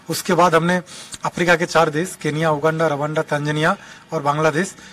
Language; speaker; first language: Hindi; non-native, local second language; Bangla